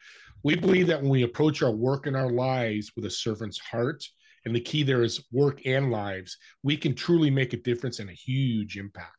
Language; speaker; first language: English; native; English